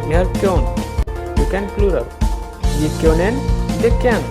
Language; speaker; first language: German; non-native, learner; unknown